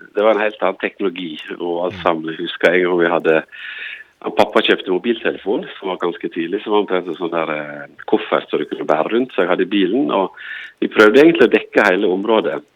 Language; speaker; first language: Norwegian; native; Norwegian